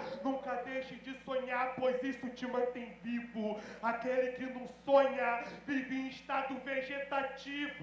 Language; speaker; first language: Portuguese; native; Portuguese